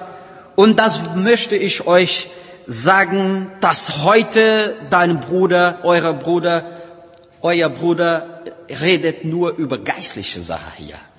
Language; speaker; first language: German; non-native, learner; Portuguese